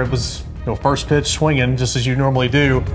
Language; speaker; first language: English; native; English